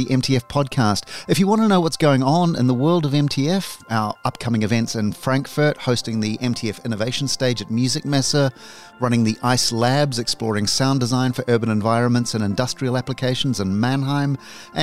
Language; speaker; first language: English; native; English